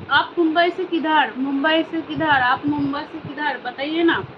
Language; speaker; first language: Hindi; non-native, local second language; Bangla